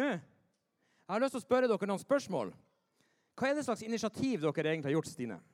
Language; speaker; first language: Norwegian; native; Norwegian